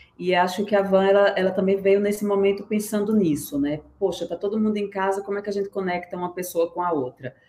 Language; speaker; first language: Portuguese; native; Portuguese